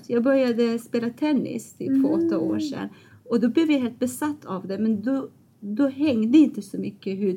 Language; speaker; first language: Swedish; non-native, fluent; Persian